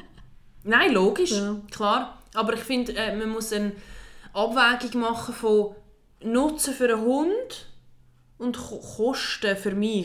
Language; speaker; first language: German; native; German